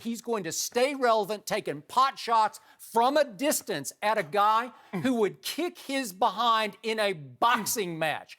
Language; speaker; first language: English; native; English